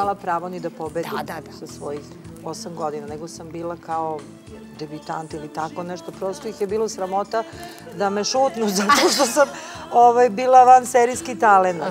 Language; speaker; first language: Serbian; native; Serbian